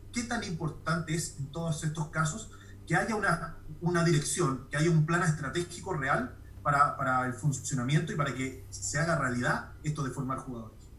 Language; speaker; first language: Spanish; native; Spanish